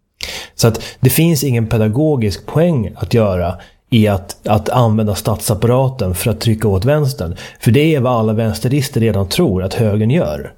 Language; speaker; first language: Swedish; native; Swedish